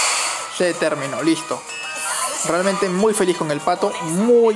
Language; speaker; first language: Spanish; native; Spanish